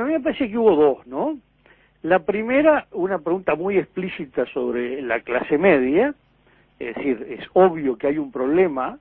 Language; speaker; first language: Spanish; native; Spanish